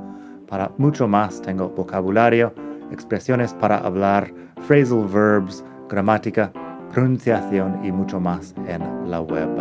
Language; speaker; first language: Spanish; non-native, fluent; English